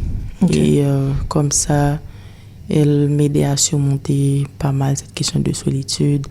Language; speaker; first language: French; non-native, local second language; Haitian Creole